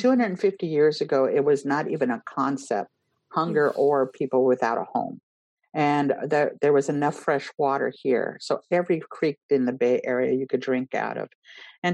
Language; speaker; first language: English; native; English